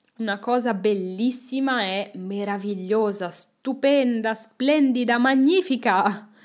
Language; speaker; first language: Italian; native; Italian